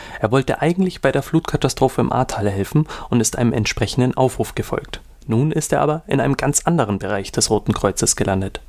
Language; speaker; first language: German; native; German